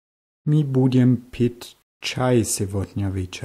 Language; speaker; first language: Russian; non-native, learner; German